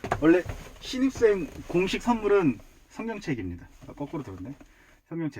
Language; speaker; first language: Korean; native; Korean